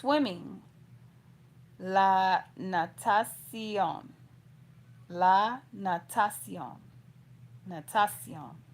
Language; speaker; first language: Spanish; non-native, learner; English